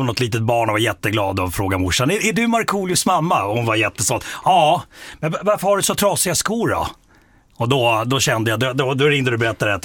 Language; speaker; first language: Swedish; native; Swedish